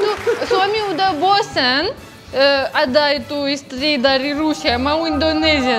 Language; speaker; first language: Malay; non-native, learner; Russian